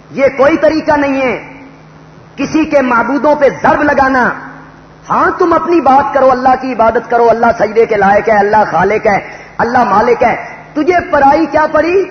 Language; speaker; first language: Urdu; non-native, local second language; Punjabi